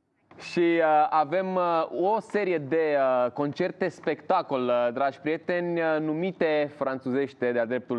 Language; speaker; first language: Romanian; native; Romanian